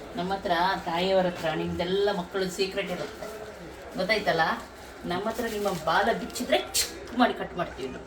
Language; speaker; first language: Kannada; non-native, local second language; Konkani